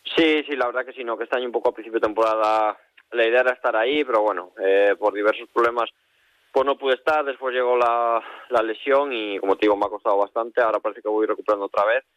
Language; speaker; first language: Spanish; native; Spanish